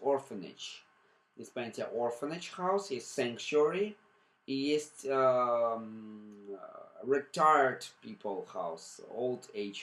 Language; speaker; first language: English; non-native, fluent; Russian